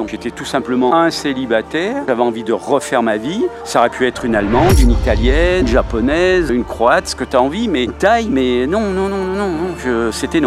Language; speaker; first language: French; native; French